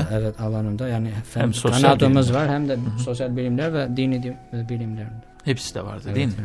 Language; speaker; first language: Turkish; non-native, learner; Albanian